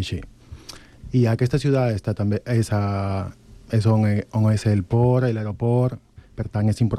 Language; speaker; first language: Catalan; non-native, fluent; Spanish